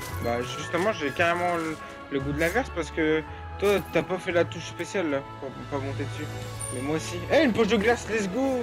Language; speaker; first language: French; native; French